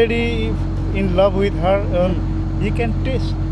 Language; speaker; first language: English; non-native, learner; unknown